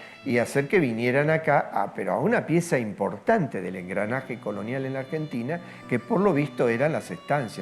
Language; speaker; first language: Spanish; native; Spanish